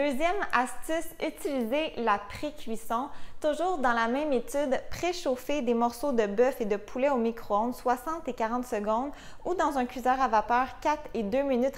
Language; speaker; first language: French; native; French